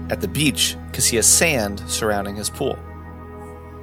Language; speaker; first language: English; native; English